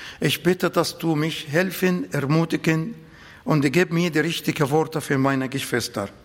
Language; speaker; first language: German; non-native, fluent; Arabic